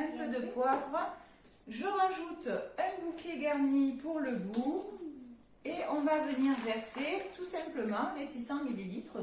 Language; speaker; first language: French; native; French